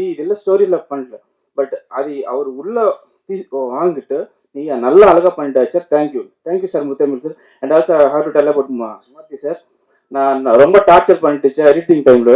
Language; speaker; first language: Tamil; non-native, learner; Telugu